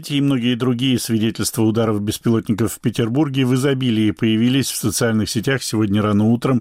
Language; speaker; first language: Russian; native; Russian